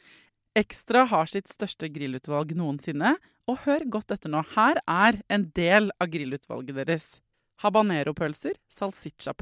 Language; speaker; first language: Norwegian; native; Norwegian